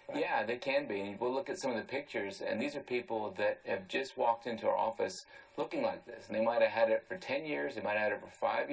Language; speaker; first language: English; native; English